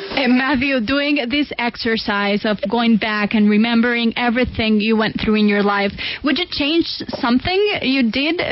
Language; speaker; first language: English; native; English